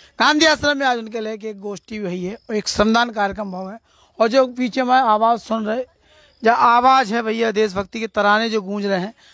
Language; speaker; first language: Hindi; native; Hindi